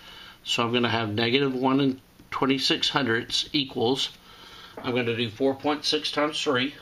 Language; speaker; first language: English; native; English